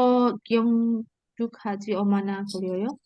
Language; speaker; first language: Korean; non-native, learner; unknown